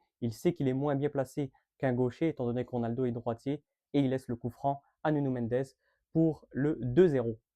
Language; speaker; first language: French; native; French